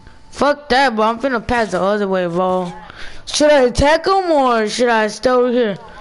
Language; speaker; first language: English; early bilingual, other home language; Spanish